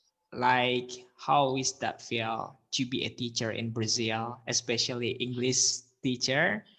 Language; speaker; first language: English; non-native, learner; Indonesian